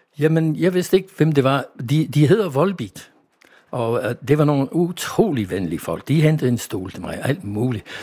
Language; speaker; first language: Danish; non-native, fluent; English